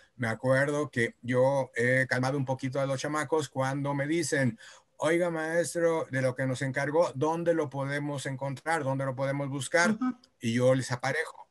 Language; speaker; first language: Spanish; native; Spanish